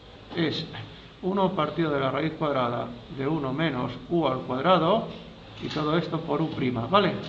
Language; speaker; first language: Spanish; native; Spanish